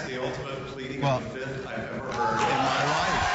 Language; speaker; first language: English; native; English